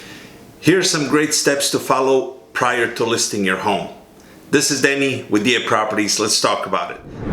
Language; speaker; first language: English; native; English